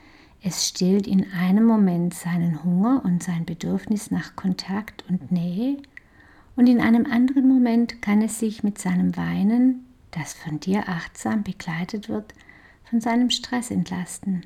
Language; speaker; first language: German; native; German